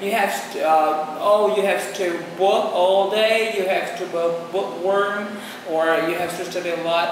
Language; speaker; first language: English; non-native, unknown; Vietnamese